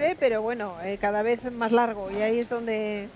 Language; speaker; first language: Spanish; native; Spanish